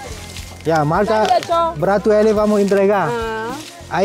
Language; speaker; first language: Portuguese; non-native, learner; Vietnamese